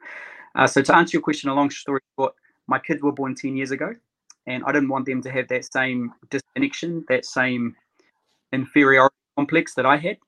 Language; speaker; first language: English; native; English